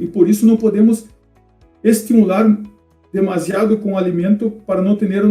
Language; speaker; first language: Spanish; non-native, fluent; Portuguese